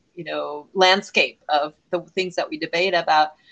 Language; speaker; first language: English; non-native, fluent; Hebrew